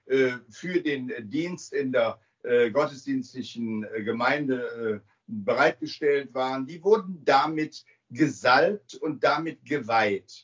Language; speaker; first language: German; native; German